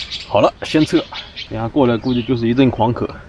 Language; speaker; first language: Chinese; native; Chinese